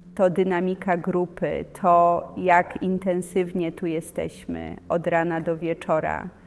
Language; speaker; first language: Polish; non-native, fluent; Slovenian